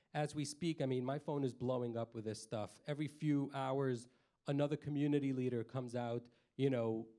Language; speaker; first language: English; native; English